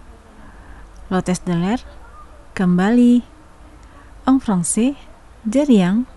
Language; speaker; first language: French; non-native, fluent; Indonesian